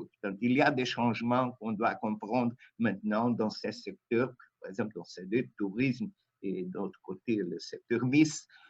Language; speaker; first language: French; non-native, fluent; Portuguese